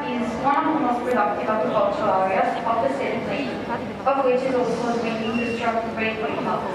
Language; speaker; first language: English; non-native, learner; Italian